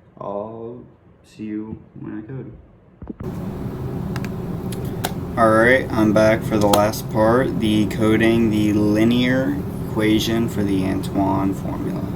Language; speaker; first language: English; native; English